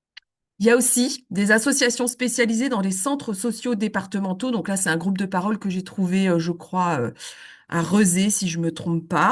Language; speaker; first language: French; native; French